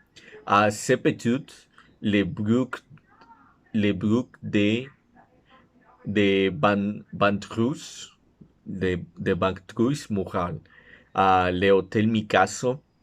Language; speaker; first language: French; non-native, learner; Spanish